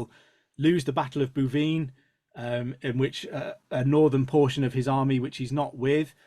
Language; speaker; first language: English; native; English